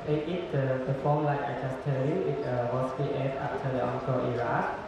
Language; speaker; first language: English; non-native, learner; Khmer